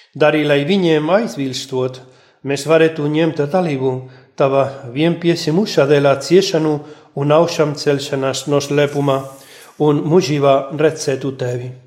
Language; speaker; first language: Latvian; non-native, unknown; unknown